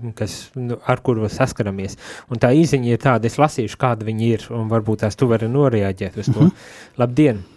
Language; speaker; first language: Latvian; non-native, fluent; Spanish